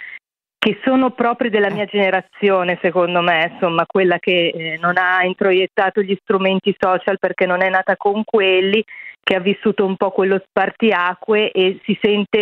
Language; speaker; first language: Italian; native; Italian